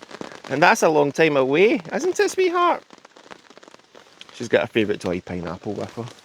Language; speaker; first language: English; native; English